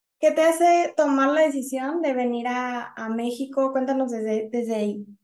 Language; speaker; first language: Spanish; native; Spanish